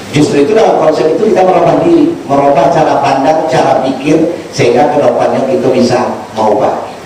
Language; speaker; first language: Indonesian; native; Indonesian